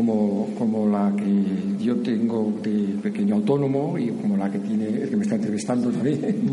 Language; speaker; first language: Spanish; native; Spanish